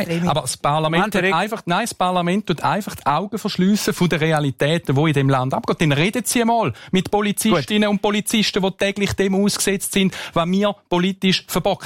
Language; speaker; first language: German; native; German